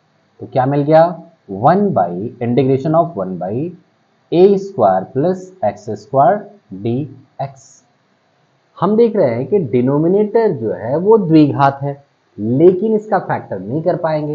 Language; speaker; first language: Hindi; native; Hindi